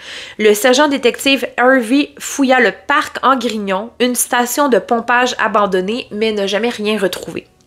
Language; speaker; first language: French; native; French